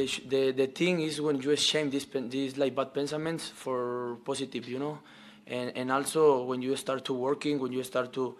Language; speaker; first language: English; non-native, learner; Spanish